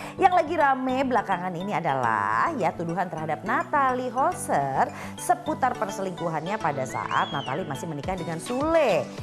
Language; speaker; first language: Indonesian; native; Indonesian